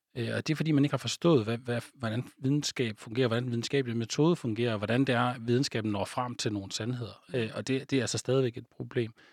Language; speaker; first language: Danish; native; Danish